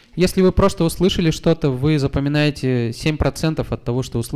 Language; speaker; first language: Russian; native; Russian